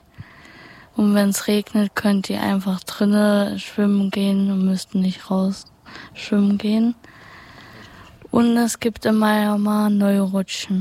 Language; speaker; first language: German; native; German